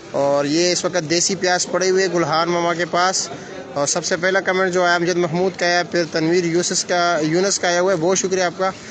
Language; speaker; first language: Urdu; non-native, local second language; Pashto